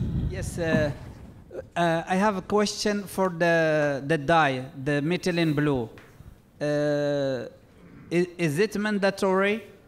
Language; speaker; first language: English; non-native, fluent; Arabic